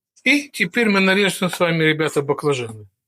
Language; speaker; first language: Russian; native; Russian